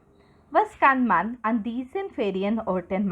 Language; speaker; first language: German; non-native, fluent; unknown